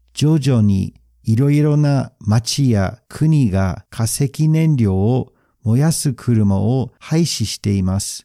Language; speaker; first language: Japanese; non-native, fluent; English